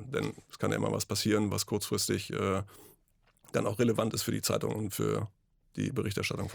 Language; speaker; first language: German; native; German